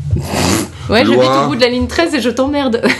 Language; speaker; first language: French; native; French